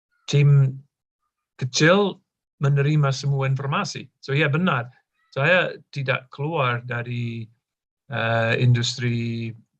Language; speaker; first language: Indonesian; non-native, fluent; English